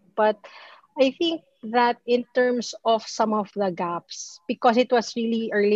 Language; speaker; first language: English; non-native, local second language; Filipino